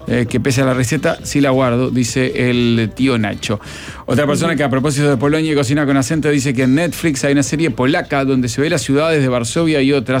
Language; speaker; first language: Spanish; native; Spanish